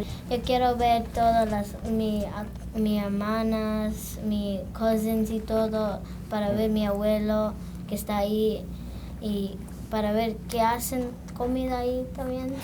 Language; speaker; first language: Spanish; early bilingual, heritage; English